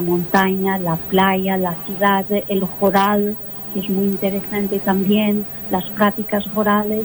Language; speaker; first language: Spanish; non-native, local second language; Portuguese